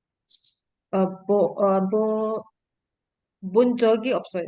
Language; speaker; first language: Korean; non-native, learner; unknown